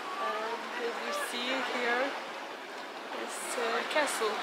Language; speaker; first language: English; non-native, fluent; Lithuanian